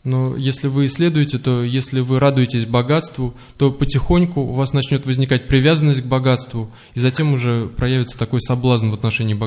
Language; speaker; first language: Russian; native; Russian